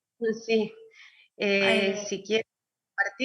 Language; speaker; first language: Spanish; native; Spanish